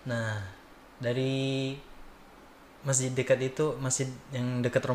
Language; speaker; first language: Indonesian; native; Indonesian